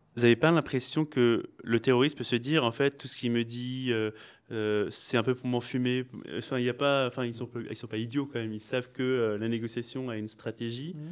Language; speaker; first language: French; native; French